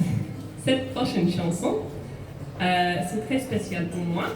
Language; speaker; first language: French; non-native, fluent; English